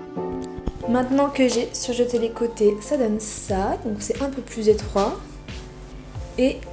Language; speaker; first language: French; native; French